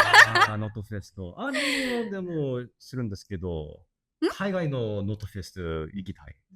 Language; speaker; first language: Japanese; non-native, learner; English